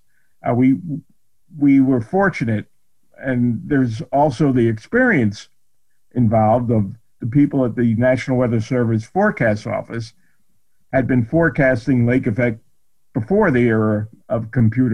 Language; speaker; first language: English; native; English